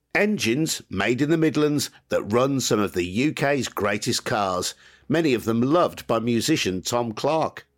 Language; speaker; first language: English; native; English